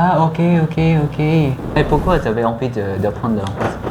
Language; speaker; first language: French; non-native, fluent; Filipino